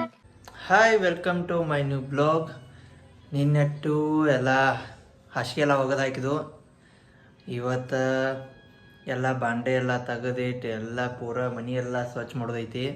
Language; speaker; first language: Kannada; native; Kannada